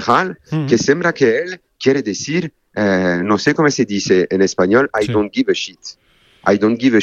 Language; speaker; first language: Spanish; non-native, learner; French